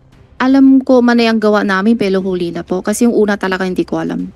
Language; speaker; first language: Filipino; non-native, learner; Chinese